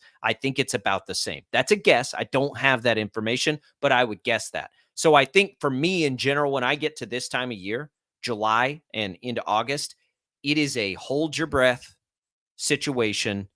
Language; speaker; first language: English; native; English